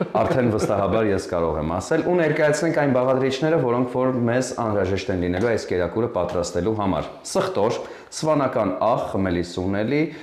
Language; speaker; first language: Armenian; native; Armenian